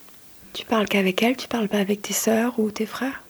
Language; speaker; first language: French; native; French